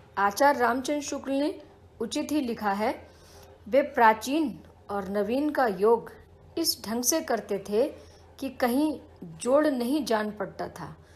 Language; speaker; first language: Hindi; native; Hindi